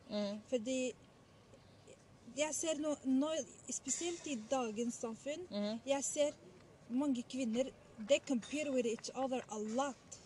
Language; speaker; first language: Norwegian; early bilingual, other home language; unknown